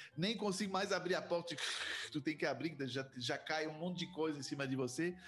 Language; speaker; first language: Portuguese; non-native, fluent; French